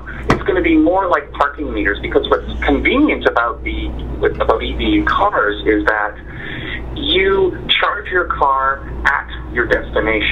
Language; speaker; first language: English; native; English